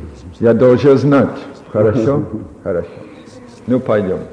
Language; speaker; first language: Russian; non-native, learner; English